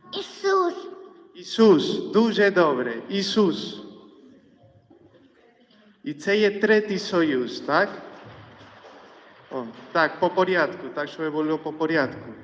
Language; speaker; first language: Ukrainian; non-native, fluent; Polish